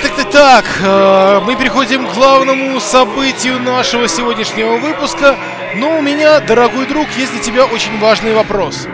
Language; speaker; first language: Russian; native; Russian